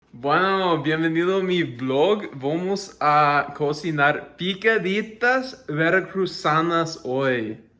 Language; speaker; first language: Spanish; non-native, learner; English